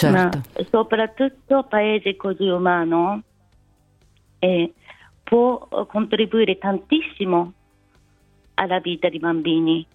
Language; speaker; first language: Italian; non-native, fluent; Japanese